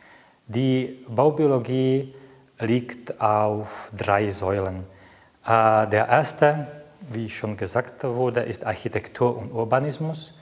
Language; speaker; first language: German; non-native, fluent; Czech